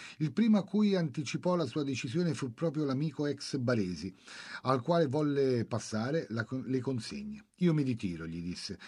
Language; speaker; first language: Italian; native; Italian